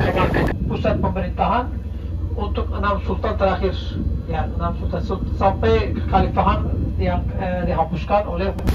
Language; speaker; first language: Indonesian; non-native, fluent; Turkish